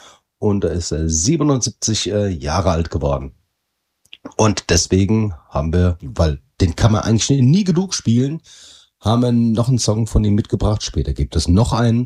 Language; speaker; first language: German; native; German